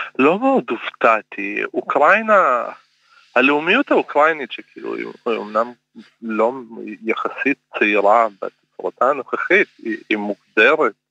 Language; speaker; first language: Hebrew; early bilingual, other home language; Russian